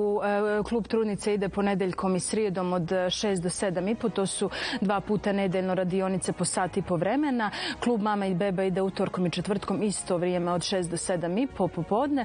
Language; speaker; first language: Serbian; native; Serbian